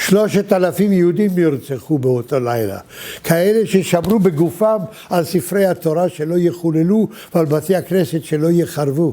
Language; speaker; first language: Hebrew; early bilingual, other home language; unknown